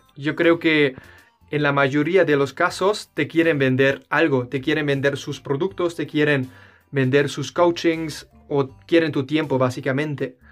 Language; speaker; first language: Spanish; non-native, fluent; German